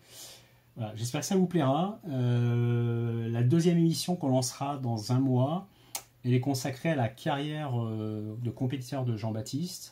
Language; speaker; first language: French; native; French